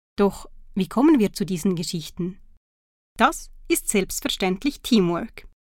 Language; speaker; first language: German; native; German